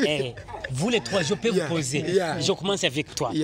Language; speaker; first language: French; non-native, local second language; Rundi